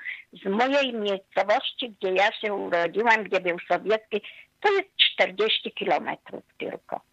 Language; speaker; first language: Polish; non-native, fluent; Hungarian